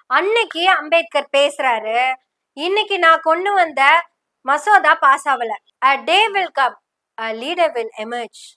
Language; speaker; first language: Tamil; non-native, local second language; Malayalam